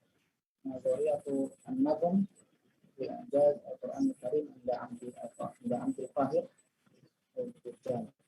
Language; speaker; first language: Arabic; non-native, learner; Indonesian